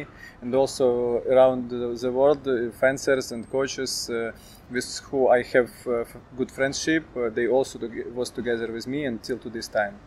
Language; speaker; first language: English; non-native, learner; Ukrainian